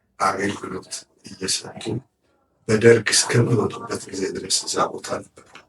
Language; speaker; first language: Amharic; non-native, local second language; Wolaytta